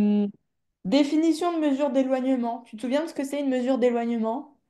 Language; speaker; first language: French; native; French